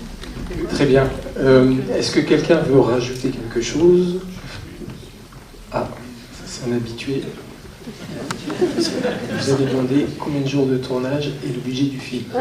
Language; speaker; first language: French; native; French